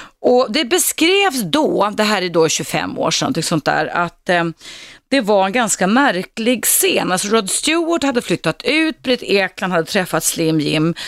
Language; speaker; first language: Swedish; native; Swedish